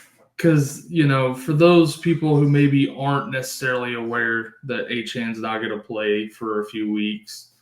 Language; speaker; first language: English; native; English